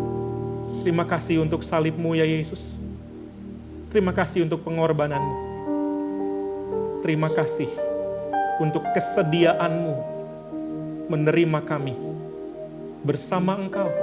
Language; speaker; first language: Indonesian; native; Indonesian